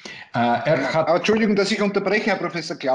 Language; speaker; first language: German; native; German